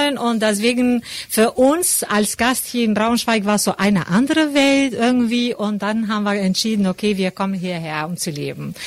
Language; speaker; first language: German; non-native, fluent; Albanian